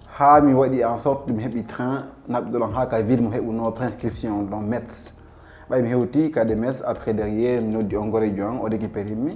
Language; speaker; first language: French; non-native, local second language; Fula